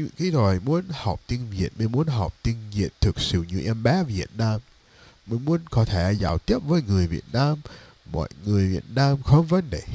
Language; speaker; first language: Vietnamese; non-native, learner; English